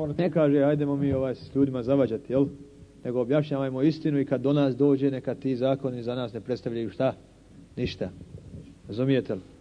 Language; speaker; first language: Bosnian; native; Bosnian